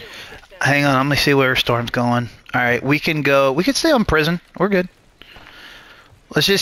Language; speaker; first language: English; native; English